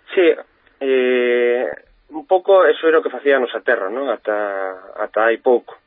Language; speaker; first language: Galician; non-native, local second language; Spanish